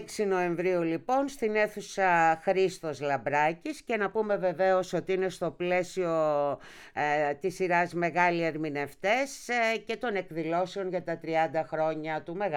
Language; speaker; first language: Greek; native; Greek